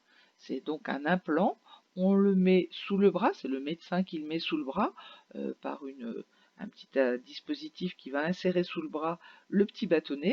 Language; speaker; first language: French; native; French